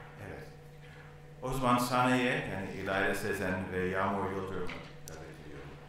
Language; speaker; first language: Turkish; non-native, learner; English